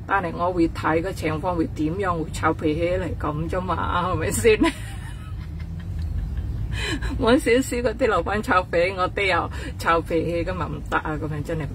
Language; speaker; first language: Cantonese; non-native, fluent; Indonesian